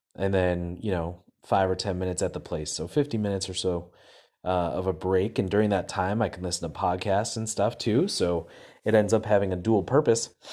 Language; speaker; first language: English; native; English